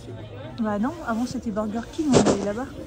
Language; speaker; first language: French; native; French